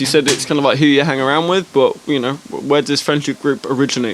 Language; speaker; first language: English; native; English